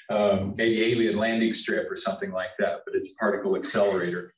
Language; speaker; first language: English; native; English